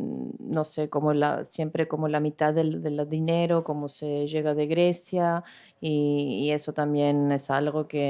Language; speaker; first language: Spanish; non-native, fluent; Greek